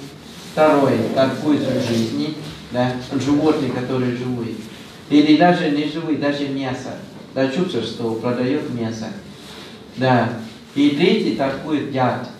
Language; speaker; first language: Russian; non-native, fluent; Thai